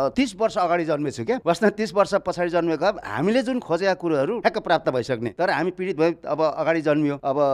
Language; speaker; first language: Nepali; non-native, local second language; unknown